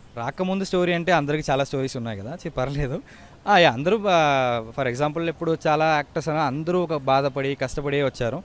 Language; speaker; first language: Telugu; early bilingual, heritage; Tamil